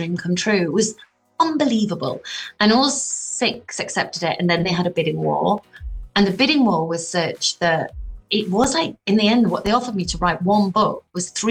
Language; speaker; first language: English; native; English